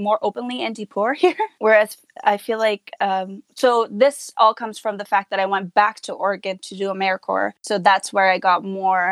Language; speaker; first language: English; non-native, fluent; Hazaragi